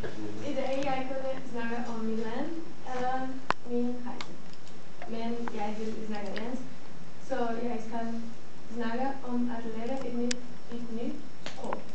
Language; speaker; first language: Danish; non-native, learner; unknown